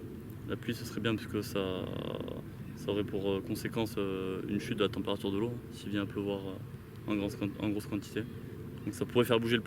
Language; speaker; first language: French; native; French